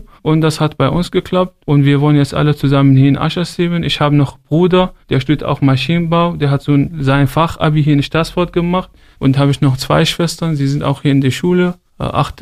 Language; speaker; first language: German; non-native, fluent; Arabic